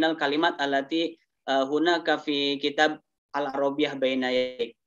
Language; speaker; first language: Arabic; non-native, learner; Indonesian